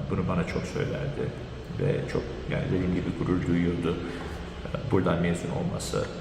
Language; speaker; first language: Turkish; early bilingual, heritage; Turkish